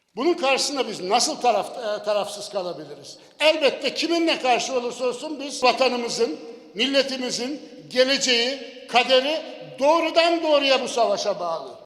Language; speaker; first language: Turkish; native; Turkish